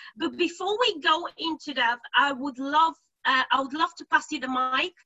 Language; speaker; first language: English; non-native, fluent; Bulgarian